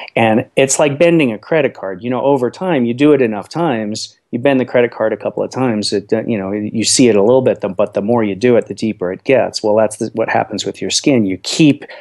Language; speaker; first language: English; native; English